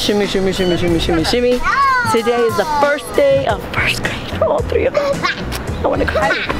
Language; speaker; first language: English; early bilingual, other home language; Spanish